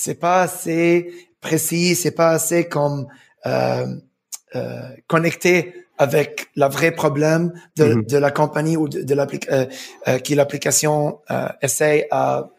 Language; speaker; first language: French; early bilingual, heritage; French